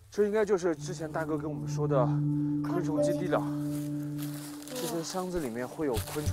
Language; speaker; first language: Chinese; native; Chinese